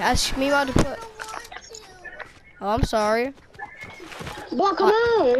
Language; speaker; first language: English; native; English